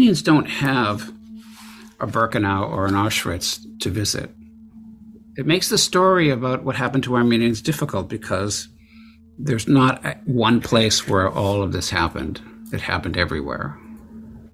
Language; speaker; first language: English; early bilingual, other home language; Armenian